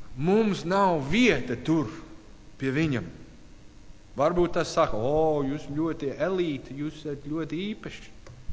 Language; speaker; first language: Latvian; non-native, learner; English